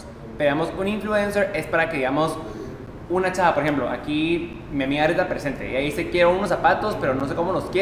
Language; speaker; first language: Spanish; native; Spanish